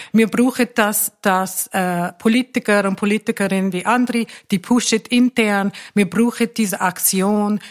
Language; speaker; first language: German; non-native, fluent; English